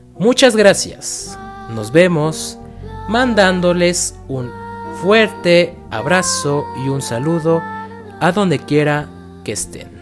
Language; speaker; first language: Spanish; native; Spanish